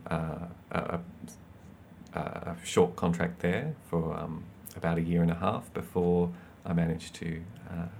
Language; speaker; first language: English; native; English